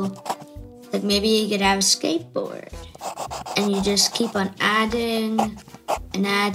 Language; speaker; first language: English; native; English